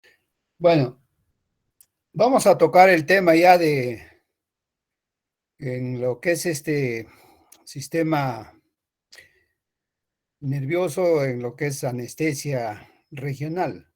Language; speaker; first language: Spanish; native; Spanish